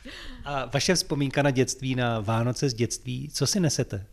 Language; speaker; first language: Czech; native; Czech